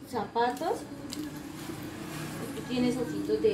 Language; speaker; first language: Spanish; native; Spanish